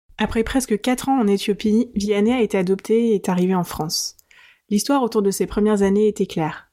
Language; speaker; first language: French; native; French